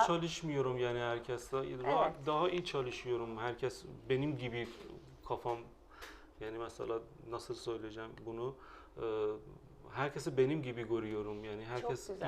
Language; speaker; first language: Turkish; non-native, learner; Persian